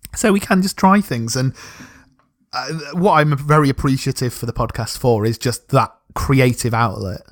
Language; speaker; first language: English; native; English